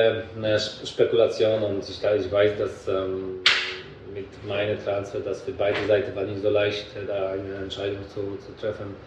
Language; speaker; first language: German; non-native, fluent; Polish